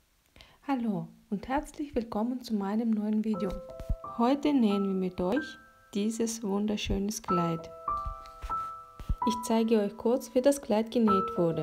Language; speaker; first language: German; non-native, fluent; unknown